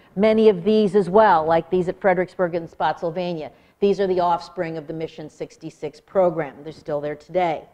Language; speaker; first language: English; native; English